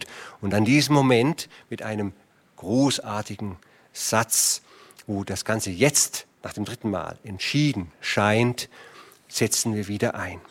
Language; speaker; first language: German; native; German